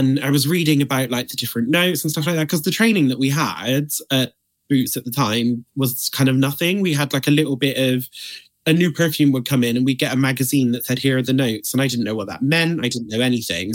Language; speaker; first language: English; native; English